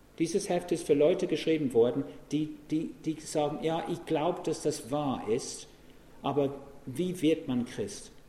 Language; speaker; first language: German; non-native, fluent; English